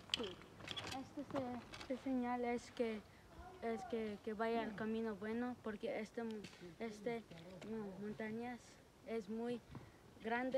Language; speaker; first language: Spanish; early bilingual, heritage; Spanish